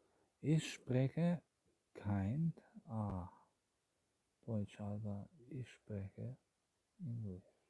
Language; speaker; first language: German; non-native, learner; English